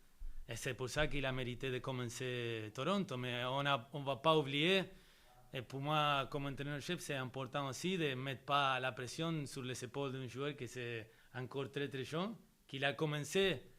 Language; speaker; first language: French; non-native, fluent; Spanish